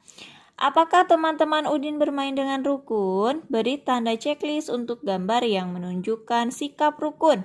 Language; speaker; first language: Indonesian; native; Indonesian